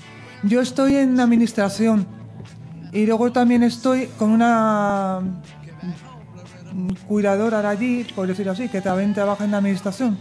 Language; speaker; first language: Spanish; native; Spanish